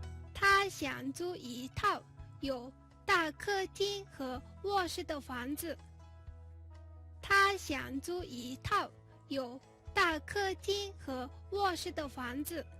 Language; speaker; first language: Chinese; non-native, fluent; Mongolian